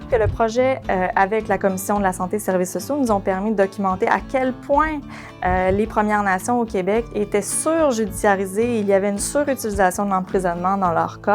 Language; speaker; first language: French; native; French